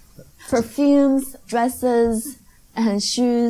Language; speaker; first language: English; non-native, fluent; Chinese